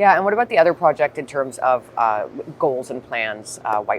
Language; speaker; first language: English; native; English